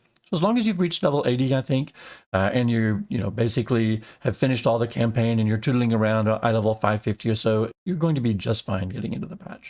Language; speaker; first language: English; native; English